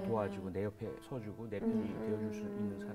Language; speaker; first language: Korean; native; Korean